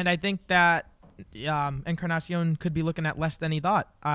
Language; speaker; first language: English; native; English